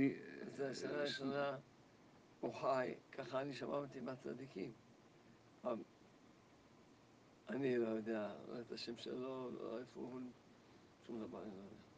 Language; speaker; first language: Hebrew; early bilingual, other home language; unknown